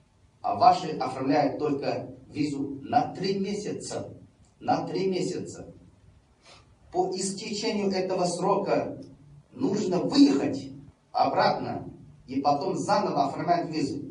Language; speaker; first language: Russian; non-native, fluent; Chinese